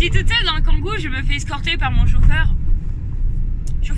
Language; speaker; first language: French; native; French